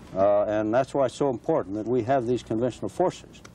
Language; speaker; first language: English; native; English